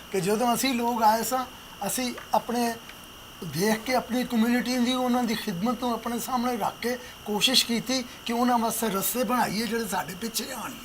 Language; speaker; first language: Punjabi; native; Punjabi